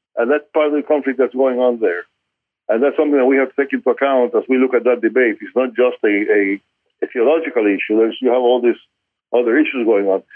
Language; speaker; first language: English; non-native, fluent; Spanish